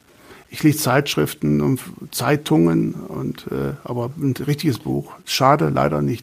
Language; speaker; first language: German; native; German